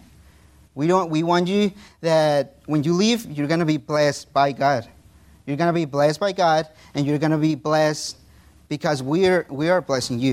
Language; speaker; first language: English; non-native, fluent; Spanish